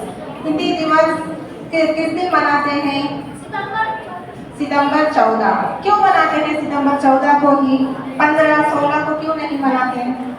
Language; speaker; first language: Hindi; non-native, local second language; Telugu